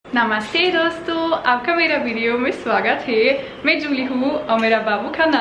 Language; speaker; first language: Hindi; non-native, learner; German